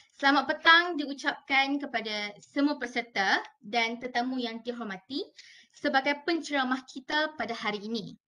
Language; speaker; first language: Malay; native; Malay